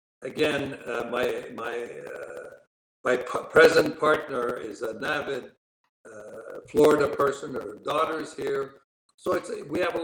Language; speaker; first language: English; native; English